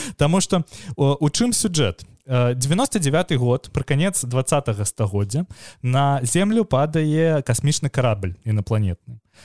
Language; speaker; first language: Belarusian; non-native, local second language; Russian